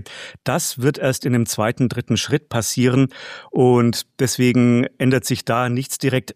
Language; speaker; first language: German; native; German